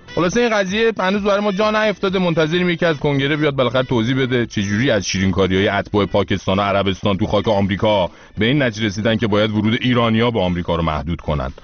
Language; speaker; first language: Persian; native; Persian